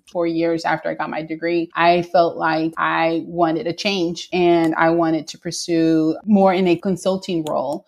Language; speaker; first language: English; native; English